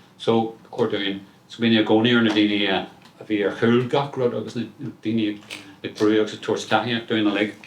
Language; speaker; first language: Irish; non-native, local second language; English